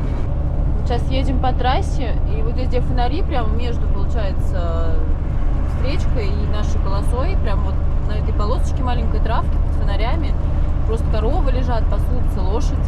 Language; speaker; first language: Russian; native; Russian